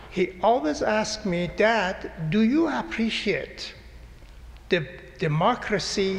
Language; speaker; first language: English; non-native, fluent; Persian